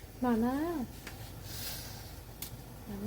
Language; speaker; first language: Korean; non-native, learner; Vietnamese